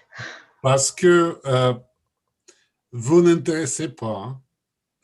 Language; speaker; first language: French; non-native, learner; Russian